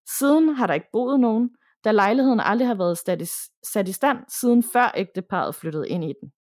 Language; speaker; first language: Danish; native; Danish